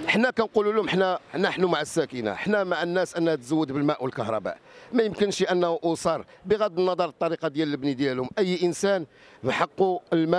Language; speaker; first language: Arabic; native; Arabic